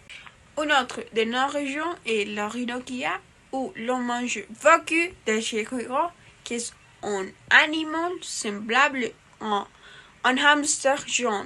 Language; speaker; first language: French; non-native, learner; Spanish